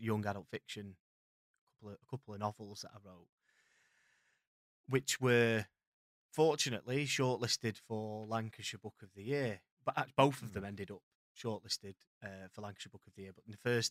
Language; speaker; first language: English; native; English